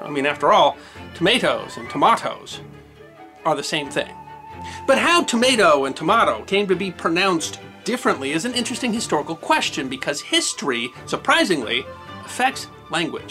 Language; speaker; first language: English; native; English